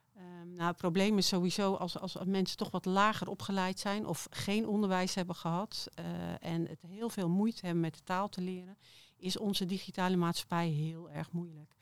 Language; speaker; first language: Dutch; native; Dutch